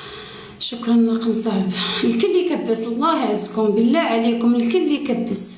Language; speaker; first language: Arabic; native; Arabic